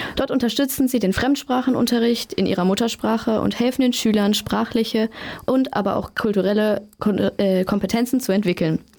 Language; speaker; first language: German; native; German